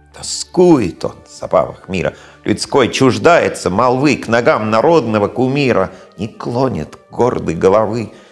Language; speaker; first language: Russian; non-native, fluent; English